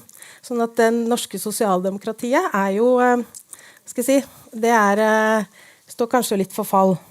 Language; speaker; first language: Norwegian; native; Norwegian